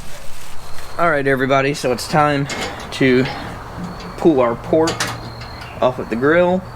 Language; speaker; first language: English; native; English